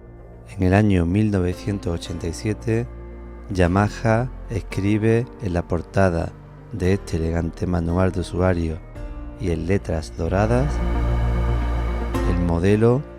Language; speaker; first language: Spanish; native; Spanish